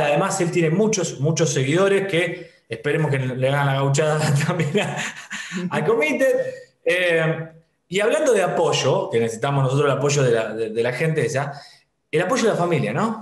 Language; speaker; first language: Spanish; native; Spanish